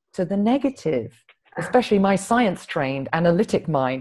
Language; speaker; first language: English; native; English